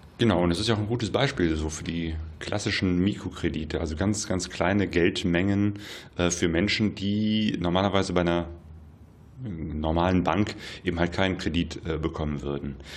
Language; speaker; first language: German; native; German